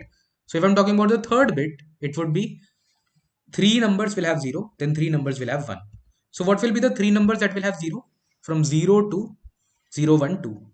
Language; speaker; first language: English; non-native, local second language; Hindi